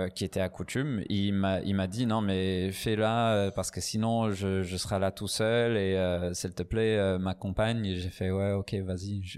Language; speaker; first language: French; non-native, fluent; English